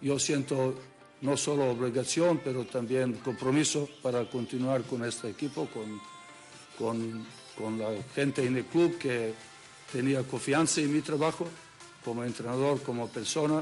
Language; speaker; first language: Spanish; non-native, learner; Serbian